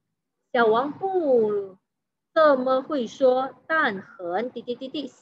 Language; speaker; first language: Chinese; non-native, fluent; Indonesian